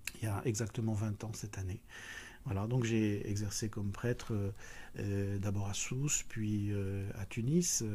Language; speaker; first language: French; native; French